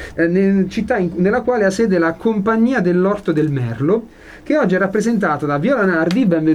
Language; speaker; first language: Italian; native; Italian